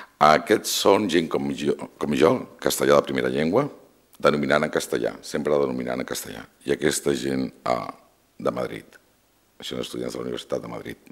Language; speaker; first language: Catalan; non-native, local second language; Spanish